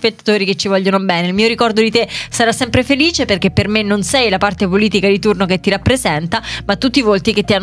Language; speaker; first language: Italian; native; Italian